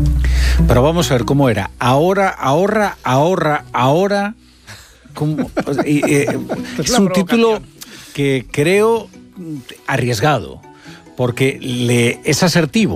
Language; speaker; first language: Spanish; native; Spanish